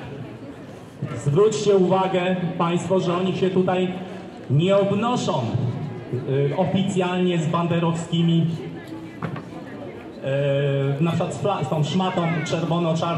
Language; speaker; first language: Polish; native; Polish